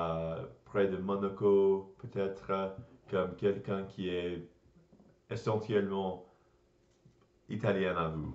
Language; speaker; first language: French; non-native, learner; English